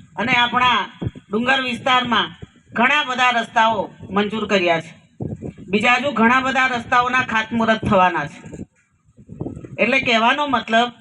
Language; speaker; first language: Gujarati; non-native, local second language; Rathawi